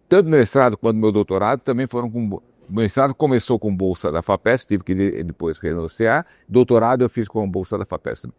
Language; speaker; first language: Portuguese; early bilingual, other home language; Armenian